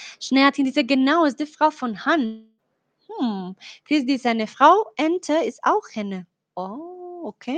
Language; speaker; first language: German; non-native, learner; Spanish